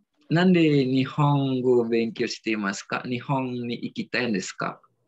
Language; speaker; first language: Japanese; non-native, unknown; Balinese